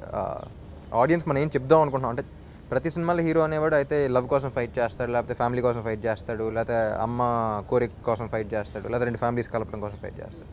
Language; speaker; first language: Telugu; native; Telugu